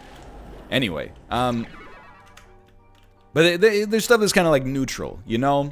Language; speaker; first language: English; native; English